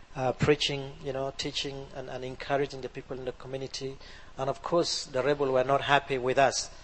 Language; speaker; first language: English; non-native, local second language; Acoli